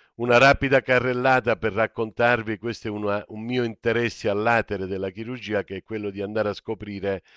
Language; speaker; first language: Italian; native; Italian